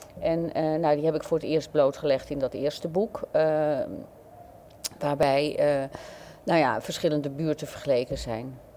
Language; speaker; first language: Dutch; native; Dutch